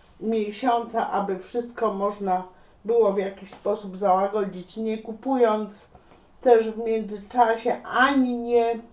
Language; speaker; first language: Polish; native; Polish